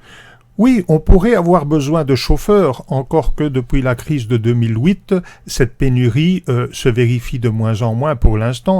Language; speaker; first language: French; native; French